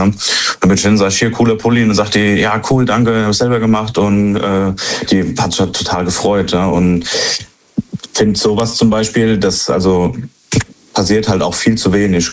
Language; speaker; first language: German; native; German